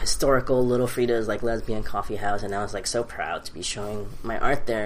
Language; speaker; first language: English; early bilingual, other home language; Cantonese